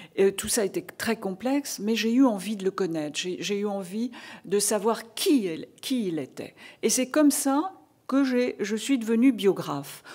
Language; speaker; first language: French; native; French